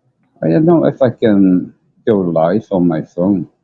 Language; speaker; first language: English; non-native, learner; Dutch